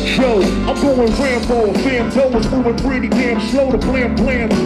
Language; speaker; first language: English; native; English